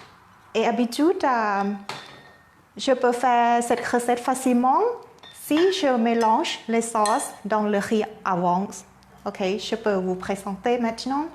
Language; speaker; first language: French; non-native, fluent; Thai